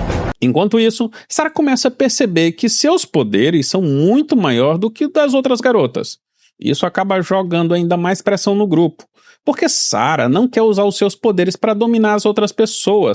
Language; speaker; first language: Portuguese; native; Portuguese